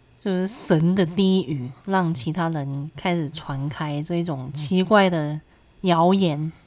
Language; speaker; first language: Chinese; native; Chinese